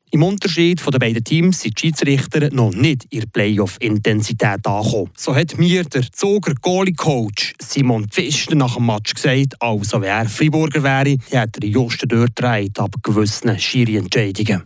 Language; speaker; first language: German; native; German